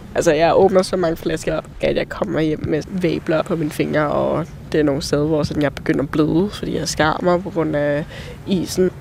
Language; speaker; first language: Danish; early bilingual, other home language; Thai